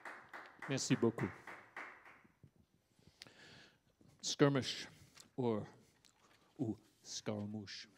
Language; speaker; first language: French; non-native, learner; English